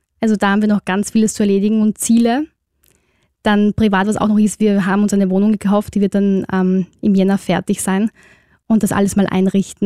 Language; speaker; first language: German; native; German